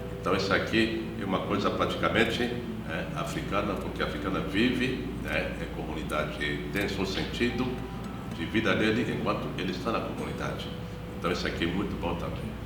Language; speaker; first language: Portuguese; non-native, fluent; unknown